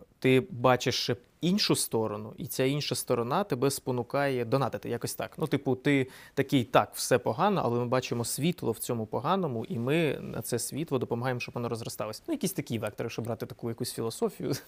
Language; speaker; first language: Ukrainian; non-native, local second language; Russian